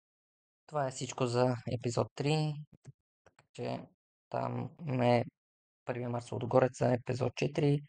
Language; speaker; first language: Bulgarian; native; Bulgarian